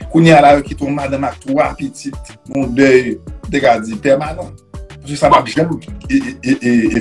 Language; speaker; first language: French; non-native, local second language; Haitian Creole